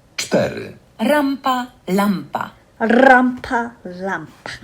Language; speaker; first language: Polish; non-native, fluent; Japanese